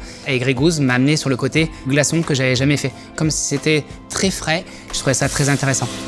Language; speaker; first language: French; native; French